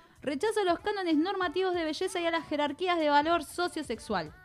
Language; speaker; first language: Spanish; native; Spanish